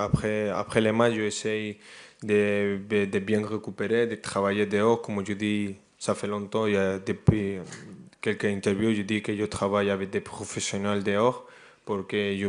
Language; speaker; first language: French; non-native, fluent; Spanish